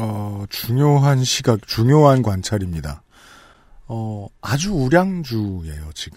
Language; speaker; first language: Korean; native; Korean